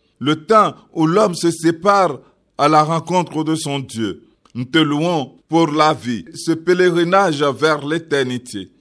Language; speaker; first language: French; non-native, local second language; Yoruba